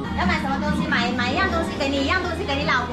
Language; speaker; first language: Chinese; native; Chinese